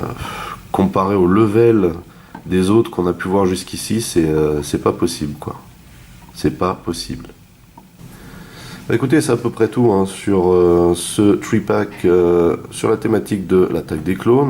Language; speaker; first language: French; native; French